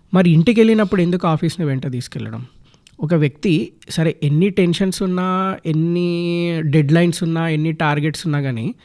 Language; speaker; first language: Telugu; native; Telugu